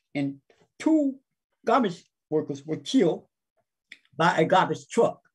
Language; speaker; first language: English; native; English